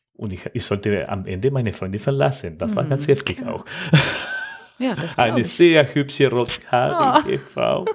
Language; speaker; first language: German; non-native, fluent; Spanish